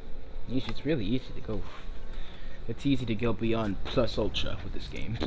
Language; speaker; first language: English; native; English